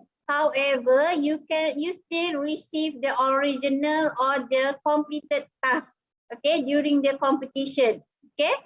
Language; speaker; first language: English; non-native, local second language; Malay